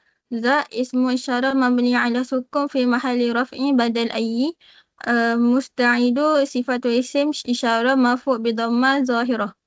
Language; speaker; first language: Arabic; non-native, learner; Malay